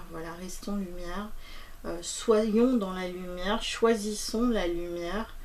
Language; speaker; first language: French; native; French